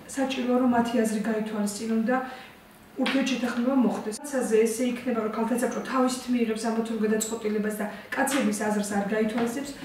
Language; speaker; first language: Georgian; non-native, local second language; Chechen